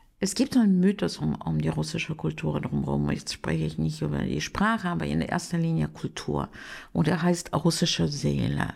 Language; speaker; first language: German; non-native, fluent; Russian